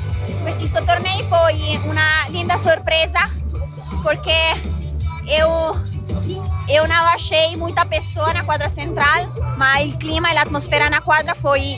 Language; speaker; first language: Portuguese; non-native, learner; Italian